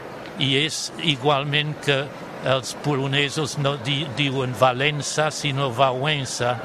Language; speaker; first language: Catalan; non-native, fluent; German